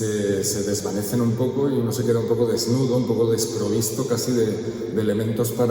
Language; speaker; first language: Spanish; native; Spanish